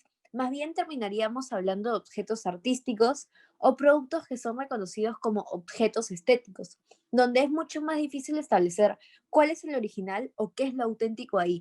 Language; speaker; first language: Spanish; native; Spanish